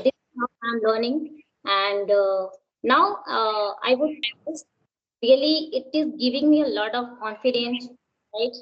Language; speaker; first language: English; non-native, local second language; Hindi